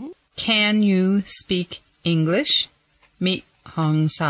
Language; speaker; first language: English; non-native, fluent; Mon